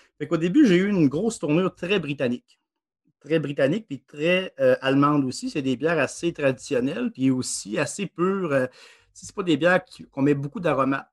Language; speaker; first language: French; native; French